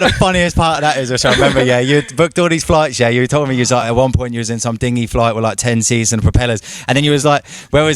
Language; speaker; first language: English; native; English